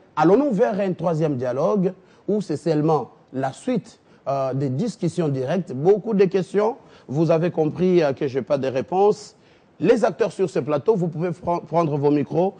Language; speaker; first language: French; non-native, local second language; Lingala